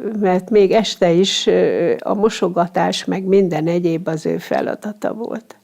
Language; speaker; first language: Hungarian; native; Hungarian